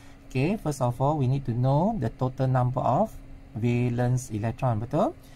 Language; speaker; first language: English; non-native, local second language; Malay